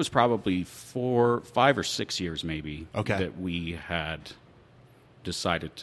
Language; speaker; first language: English; native; English